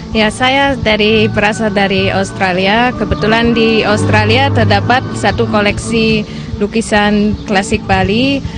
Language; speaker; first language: Indonesian; non-native, fluent; English